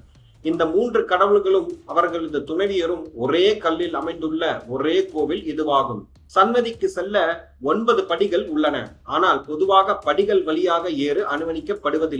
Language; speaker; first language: Tamil; native; Tamil